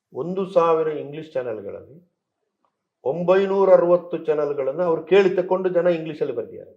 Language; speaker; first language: Kannada; native; Kannada